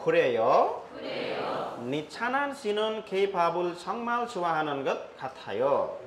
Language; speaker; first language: Korean; non-native, fluent; Nepali